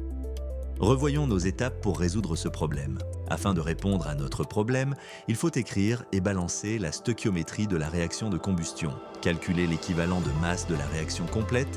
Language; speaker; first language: French; native; French